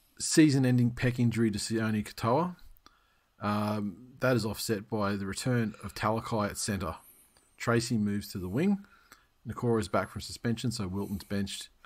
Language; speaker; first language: English; native; English